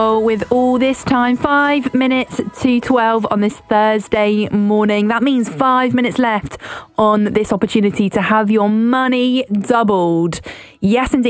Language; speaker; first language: English; native; English